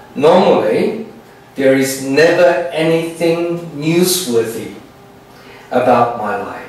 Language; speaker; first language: English; non-native, fluent; Chinese